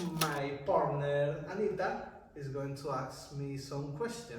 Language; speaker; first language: English; non-native, learner; Spanish